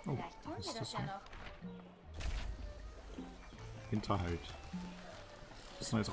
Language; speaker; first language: German; native; German